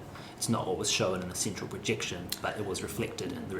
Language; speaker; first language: English; native; English